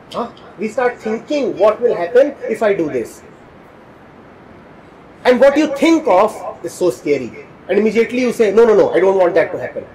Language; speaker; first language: English; non-native, local second language; Hindi